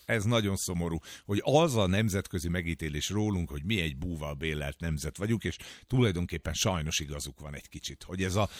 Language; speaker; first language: Hungarian; native; Hungarian